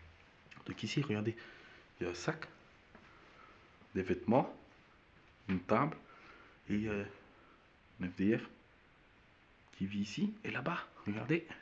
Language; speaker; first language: French; native; French